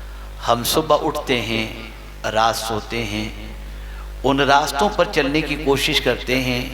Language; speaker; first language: Urdu; native; Urdu